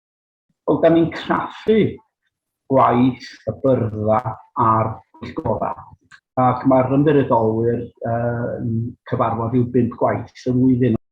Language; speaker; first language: Welsh; native; Welsh